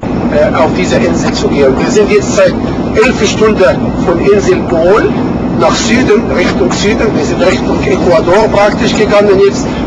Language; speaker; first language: German; non-native, fluent; Arabic